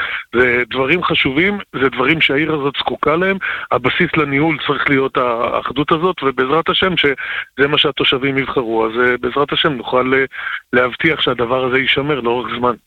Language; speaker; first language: Hebrew; native; Hebrew